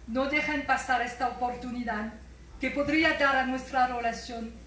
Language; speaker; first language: Spanish; non-native, fluent; French